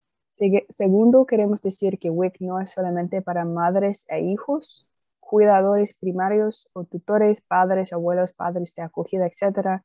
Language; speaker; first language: Spanish; non-native, fluent; English